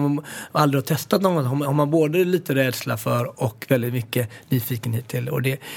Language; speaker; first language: Swedish; native; Swedish